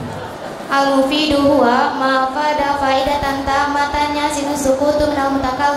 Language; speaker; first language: Arabic; non-native, learner; Indonesian